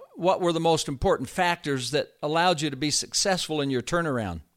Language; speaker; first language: English; native; English